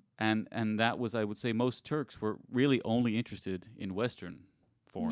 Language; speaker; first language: English; native; English